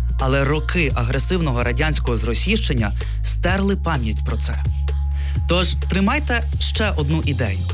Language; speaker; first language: Ukrainian; non-native, local second language; Russian